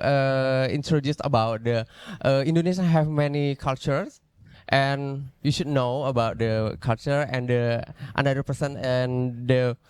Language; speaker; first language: English; non-native, learner; Indonesian